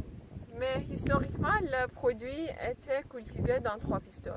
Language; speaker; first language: French; non-native, learner; English